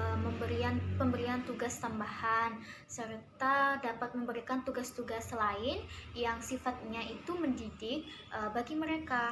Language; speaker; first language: Indonesian; native; Indonesian